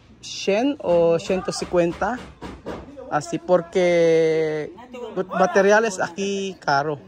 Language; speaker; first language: Spanish; non-native, learner; Filipino